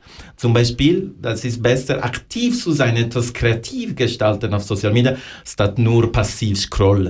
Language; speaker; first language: German; non-native, learner; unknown